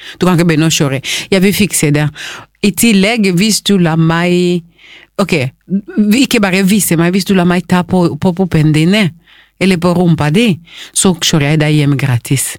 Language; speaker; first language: Norwegian; non-native, fluent; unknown